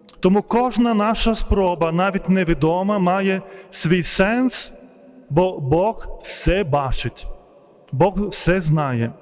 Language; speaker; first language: Ukrainian; non-native, fluent; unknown